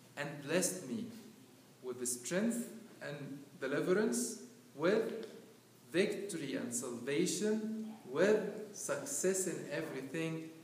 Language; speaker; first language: English; non-native, fluent; Arabic